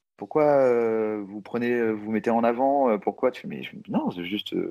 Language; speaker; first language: French; native; French